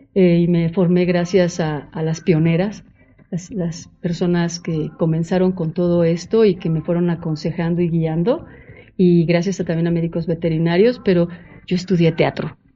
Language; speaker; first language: Spanish; native; Spanish